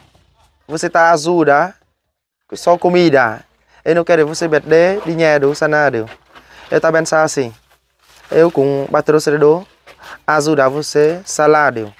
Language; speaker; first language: Portuguese; non-native, learner; Vietnamese